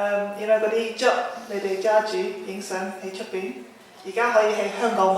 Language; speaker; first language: Cantonese; early bilingual, heritage; Cantonese